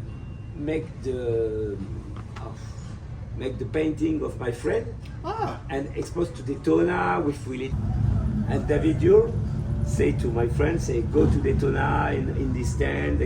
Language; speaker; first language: English; non-native, learner; French